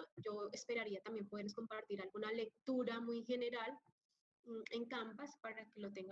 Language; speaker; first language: Spanish; native; Spanish